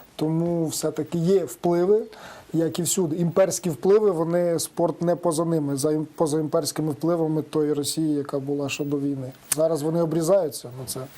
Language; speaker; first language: Ukrainian; native; Ukrainian